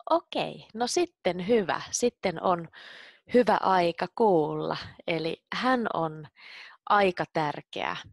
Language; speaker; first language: Finnish; native; Finnish